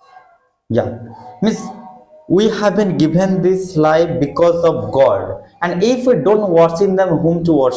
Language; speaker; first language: English; non-native, fluent; Hindi